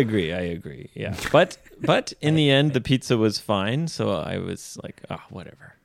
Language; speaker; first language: English; native; English